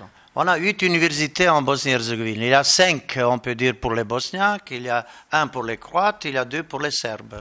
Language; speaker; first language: French; non-native, learner; Bosnian